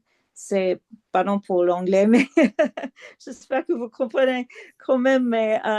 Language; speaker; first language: French; non-native, fluent; English